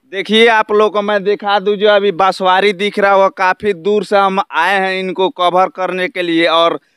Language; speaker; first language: Hindi; native; Hindi